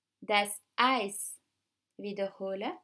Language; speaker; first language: German; non-native, fluent; French